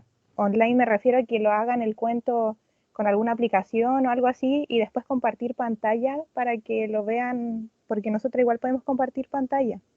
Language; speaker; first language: Spanish; native; Spanish